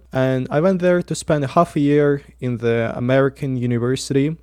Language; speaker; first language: English; non-native, fluent; Russian